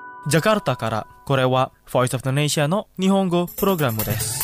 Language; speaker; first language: Japanese; non-native, fluent; Indonesian